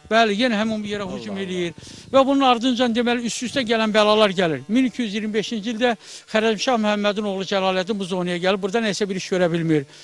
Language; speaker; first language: Azerbaijani; native; Azerbaijani